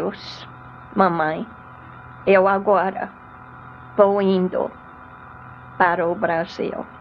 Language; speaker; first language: Portuguese; non-native, fluent; English